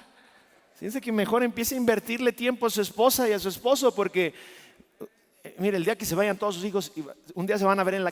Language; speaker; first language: Spanish; native; Spanish